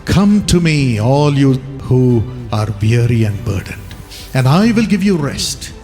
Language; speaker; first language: English; non-native, local second language; Tamil